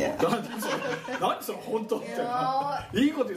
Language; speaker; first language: Japanese; native; Japanese